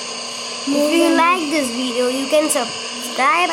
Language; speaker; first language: English; non-native, learner; Hindi